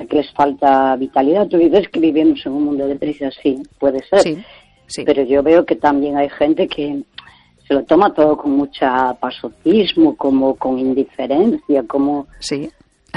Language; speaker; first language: Spanish; native; Spanish